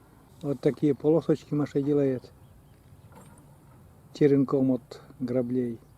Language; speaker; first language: Russian; native; Russian